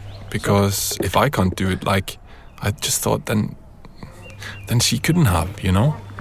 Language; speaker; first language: English; non-native, fluent; Norwegian